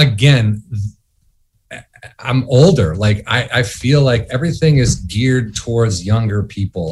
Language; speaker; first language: English; native; English